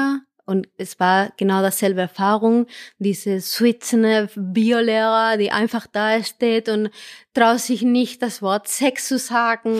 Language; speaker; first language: German; non-native, fluent; Spanish